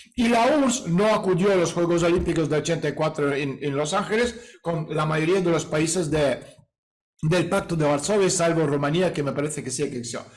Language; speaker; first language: Spanish; non-native, fluent; Russian